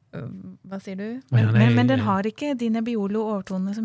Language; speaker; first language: Norwegian; native; Norwegian